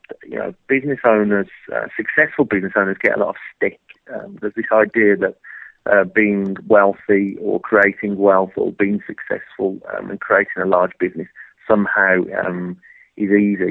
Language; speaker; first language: English; native; English